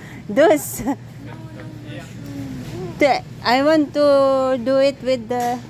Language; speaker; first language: English; non-native, local second language; Filipino